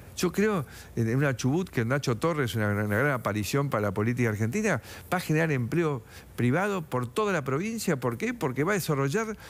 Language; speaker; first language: Spanish; native; Spanish